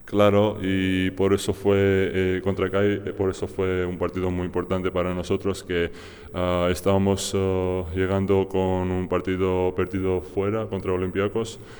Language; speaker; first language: Spanish; non-native, fluent; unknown